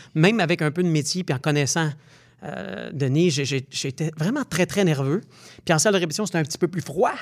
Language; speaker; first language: French; native; French